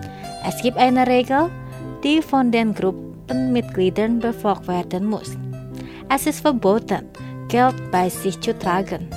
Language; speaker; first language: German; non-native, fluent; Indonesian